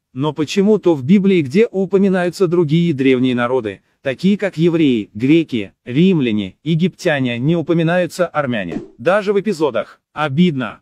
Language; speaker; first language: Russian; non-native, local second language; Azerbaijani